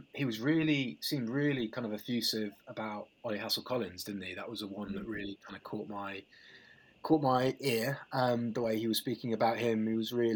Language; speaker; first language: English; native; English